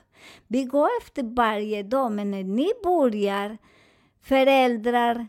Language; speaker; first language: Swedish; non-native, fluent; Spanish